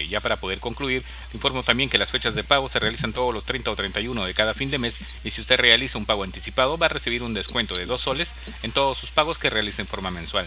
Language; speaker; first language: Spanish; native; Spanish